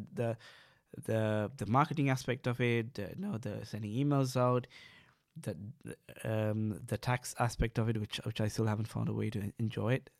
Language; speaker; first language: English; non-native, local second language; Sinhala